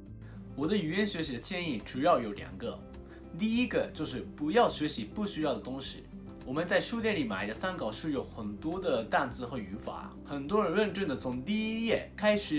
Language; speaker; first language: Chinese; non-native, fluent; Japanese